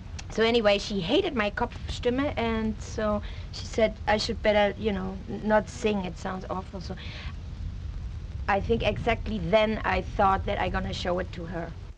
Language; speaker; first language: English; non-native, fluent; German